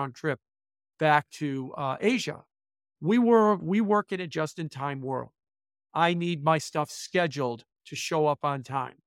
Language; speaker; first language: English; native; English